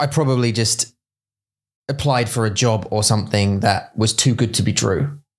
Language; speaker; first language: English; native; English